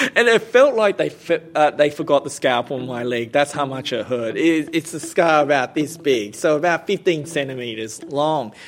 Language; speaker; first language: English; native; English